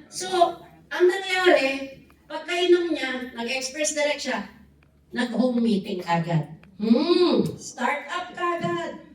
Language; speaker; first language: Filipino; native; Filipino